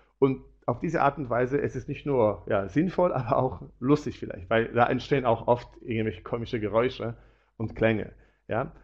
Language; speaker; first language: German; non-native, fluent; Polish